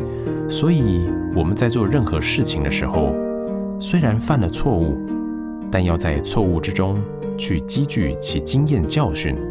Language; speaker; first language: Chinese; native; Chinese